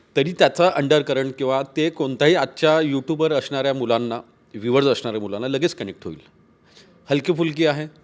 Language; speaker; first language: Marathi; native; Marathi